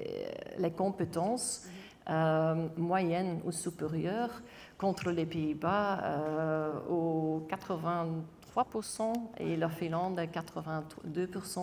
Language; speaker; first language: French; non-native, local second language; Dutch